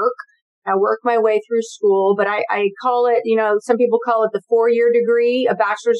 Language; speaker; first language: English; native; English